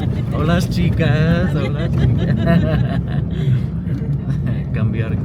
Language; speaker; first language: Spanish; non-native, learner; English